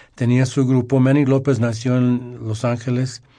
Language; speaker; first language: Spanish; early bilingual, heritage; Spanish